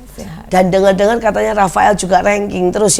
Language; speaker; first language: Indonesian; native; Indonesian